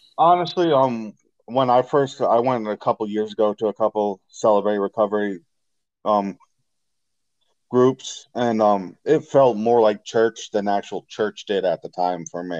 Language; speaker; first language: English; native; English